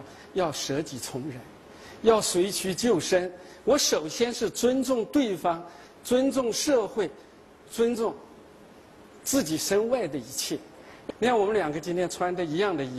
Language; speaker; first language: Chinese; native; Chinese